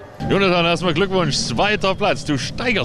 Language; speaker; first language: German; native; German